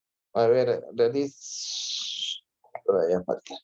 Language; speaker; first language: Spanish; native; Spanish